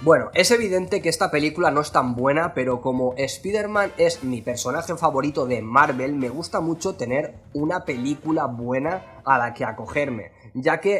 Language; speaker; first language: Spanish; native; Spanish